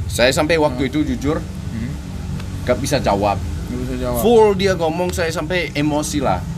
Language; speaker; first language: Indonesian; non-native, fluent; English